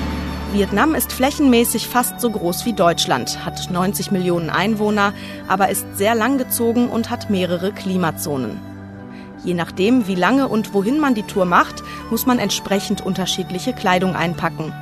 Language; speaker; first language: German; native; German